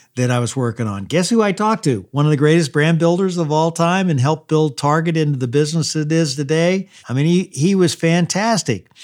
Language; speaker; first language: English; native; English